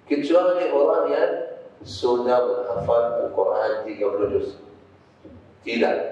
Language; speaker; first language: Indonesian; non-native, fluent; Arabic